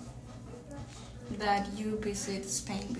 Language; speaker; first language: English; non-native, learner; Spanish